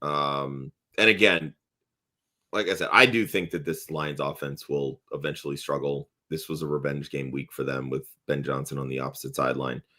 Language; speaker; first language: English; native; English